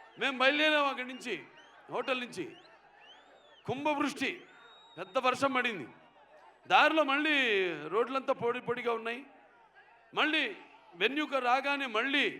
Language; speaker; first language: Telugu; native; Telugu